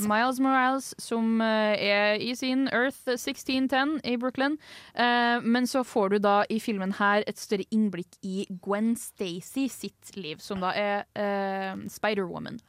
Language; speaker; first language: Norwegian; native; Norwegian